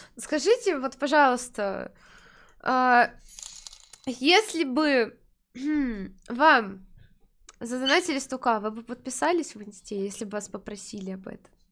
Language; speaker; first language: Russian; native; Russian